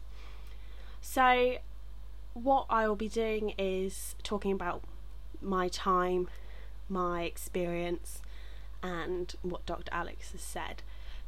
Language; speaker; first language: English; native; English